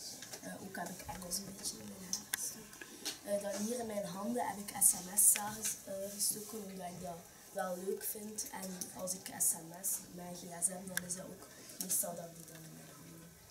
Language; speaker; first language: Dutch; early bilingual, other home language; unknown